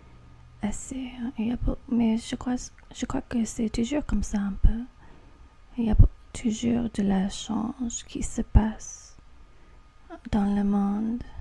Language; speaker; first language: French; non-native, learner; English